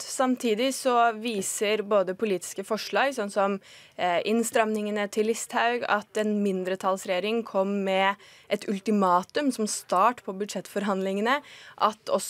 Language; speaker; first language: Norwegian; native; Norwegian